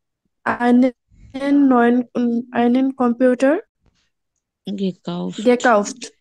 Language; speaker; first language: German; non-native, learner; Bangla